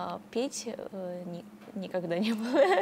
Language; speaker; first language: Russian; non-native, learner; Japanese